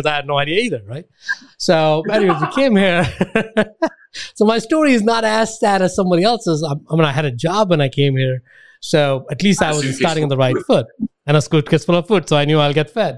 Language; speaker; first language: English; non-native, local second language; Hindi